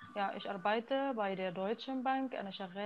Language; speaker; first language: German; non-native, learner; Arabic